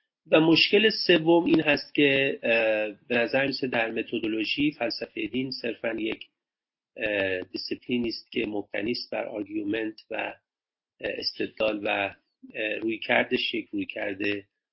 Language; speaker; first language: Persian; native; Persian